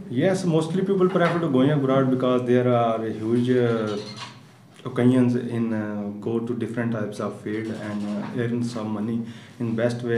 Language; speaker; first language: English; non-native, learner; Punjabi